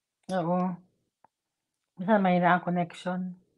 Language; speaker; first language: Filipino; native; Filipino